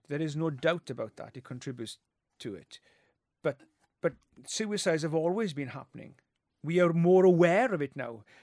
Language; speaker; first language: English; non-native, local second language; Welsh